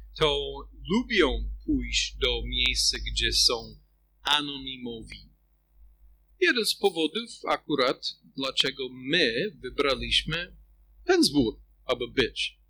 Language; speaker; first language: Polish; non-native, fluent; English